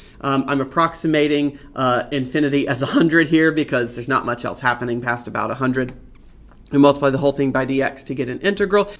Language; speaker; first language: English; native; English